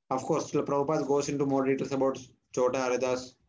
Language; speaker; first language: English; non-native, local second language; Telugu